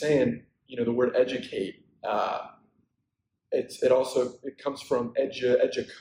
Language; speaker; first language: English; native; English